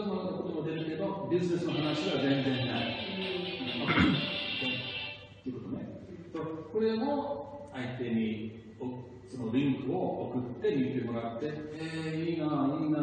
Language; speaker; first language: Japanese; non-native, fluent; English